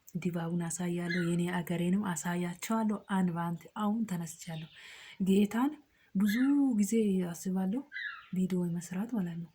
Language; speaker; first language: Amharic; non-native, local second language; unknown